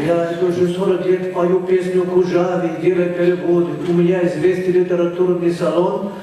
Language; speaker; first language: Russian; non-native, fluent; German